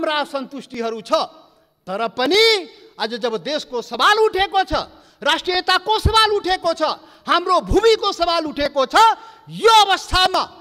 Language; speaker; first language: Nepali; non-native, local second language; Maithili